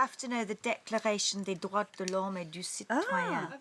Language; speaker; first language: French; non-native, fluent; English